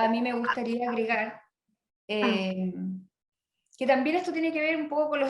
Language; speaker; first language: Spanish; native; Spanish